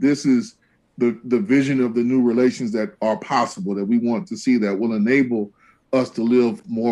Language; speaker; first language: English; native; English